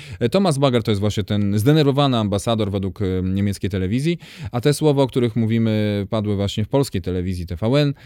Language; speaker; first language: Polish; native; Polish